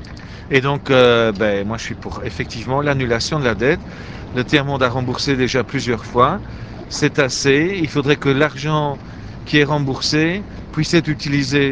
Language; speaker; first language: French; native; French